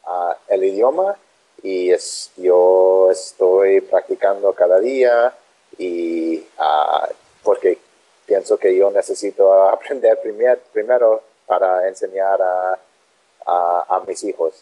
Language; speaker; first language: Spanish; non-native, learner; English